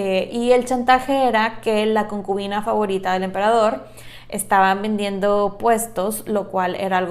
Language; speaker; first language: Spanish; native; Spanish